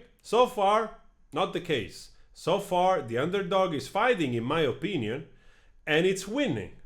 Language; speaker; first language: English; non-native, fluent; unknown